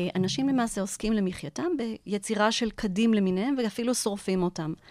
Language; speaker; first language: Hebrew; non-native, fluent; Arabic